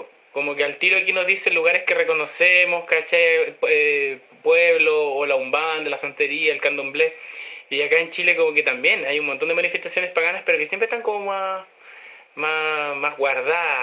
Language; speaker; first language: Spanish; native; Spanish